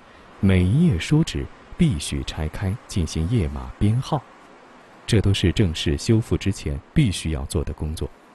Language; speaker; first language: Chinese; native; Chinese